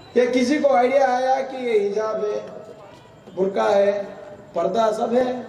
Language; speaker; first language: Hindi; non-native, local second language; Kannada